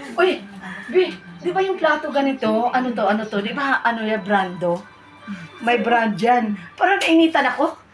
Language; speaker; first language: Filipino; non-native, local second language; Cebuano